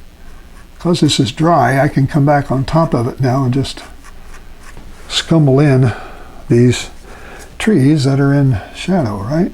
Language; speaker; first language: English; native; English